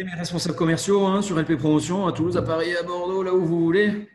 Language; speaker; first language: French; native; French